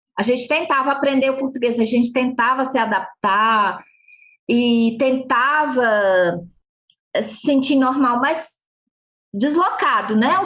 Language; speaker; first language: Portuguese; non-native, fluent; Arabic